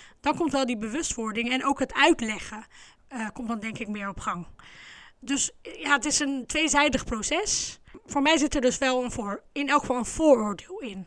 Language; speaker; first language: Dutch; early bilingual, other home language; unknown